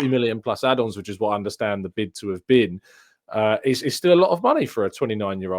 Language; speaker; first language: English; native; English